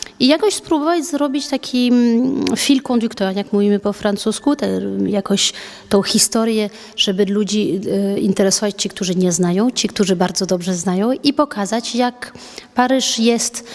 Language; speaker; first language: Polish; early bilingual, heritage; French